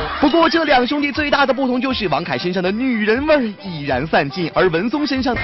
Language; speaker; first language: Chinese; native; Chinese